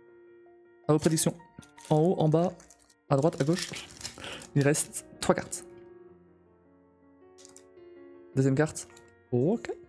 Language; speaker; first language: French; native; French